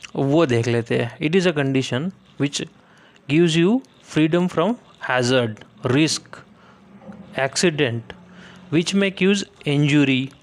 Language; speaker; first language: Hindi; native; Hindi